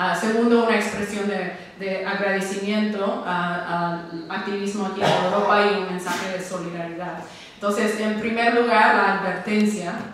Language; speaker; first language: Spanish; non-native, fluent; English